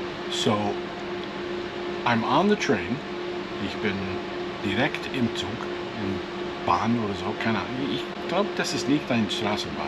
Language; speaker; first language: German; non-native, learner; English